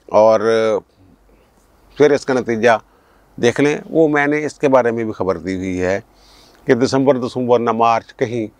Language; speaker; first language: Urdu; non-native, local second language; Punjabi